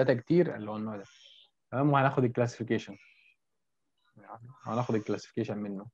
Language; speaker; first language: Arabic; native; Arabic